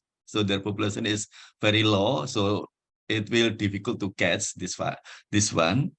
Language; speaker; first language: English; non-native, fluent; Indonesian